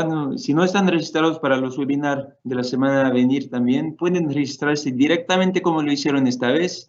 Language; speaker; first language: Spanish; non-native, fluent; Portuguese